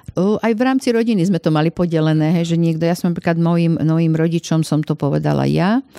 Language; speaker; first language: Slovak; native; Slovak